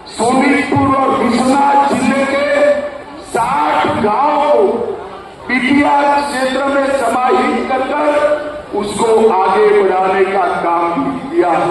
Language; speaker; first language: Hindi; non-native, local second language; Gujarati